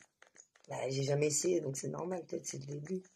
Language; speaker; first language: French; native; French